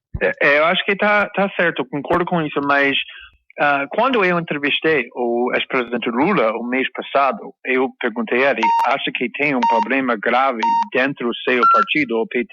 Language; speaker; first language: Portuguese; non-native, fluent; English